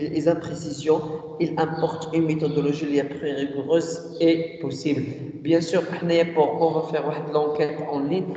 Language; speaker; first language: French; non-native, local second language; Arabic